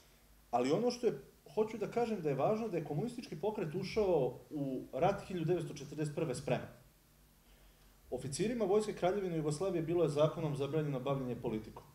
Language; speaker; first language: Serbian; native; Serbian